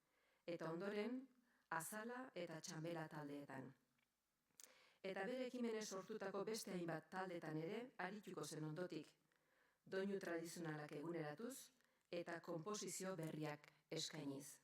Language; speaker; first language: Basque; native; Basque